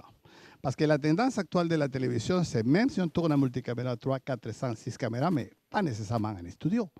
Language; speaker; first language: French; native; French